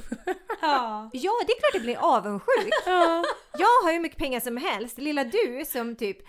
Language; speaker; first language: Swedish; early bilingual, other home language; Ukrainian